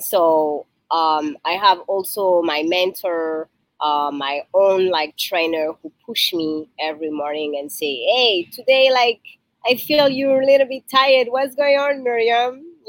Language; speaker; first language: English; non-native, learner; French